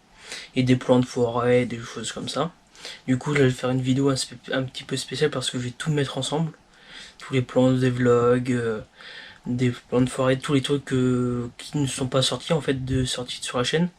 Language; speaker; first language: French; native; French